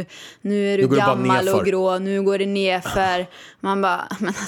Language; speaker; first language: Swedish; native; Swedish